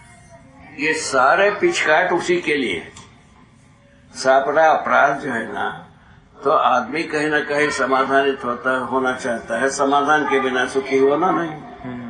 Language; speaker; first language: Hindi; non-native, local second language; Kannada